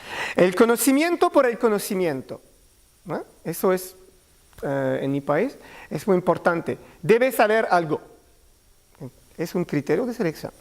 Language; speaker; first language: Spanish; non-native, learner; French